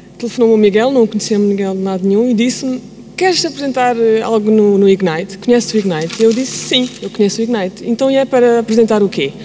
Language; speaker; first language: Portuguese; early bilingual, heritage; Portuguese